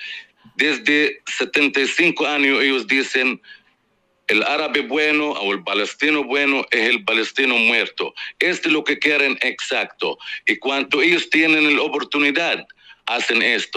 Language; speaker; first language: Spanish; non-native, fluent; Arabic